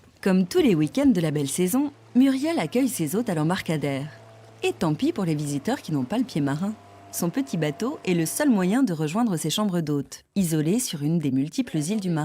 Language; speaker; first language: French; native; French